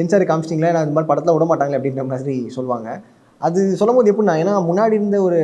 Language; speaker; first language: Tamil; native; Tamil